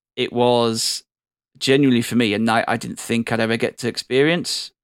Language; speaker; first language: English; native; English